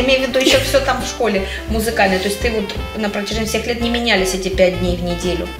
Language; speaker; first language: Russian; native; Russian